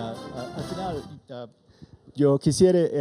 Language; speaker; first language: Spanish; non-native, learner; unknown